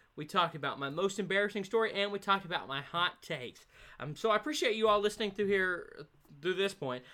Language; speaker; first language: English; native; English